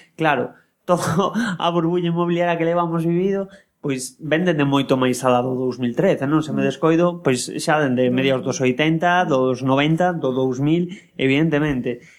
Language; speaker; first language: Galician; non-native, local second language; Spanish